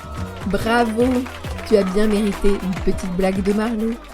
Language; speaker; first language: French; native; French